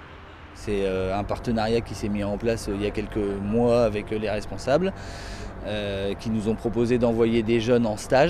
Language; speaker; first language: French; native; French